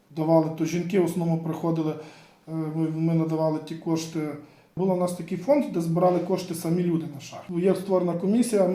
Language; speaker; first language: Ukrainian; native; Ukrainian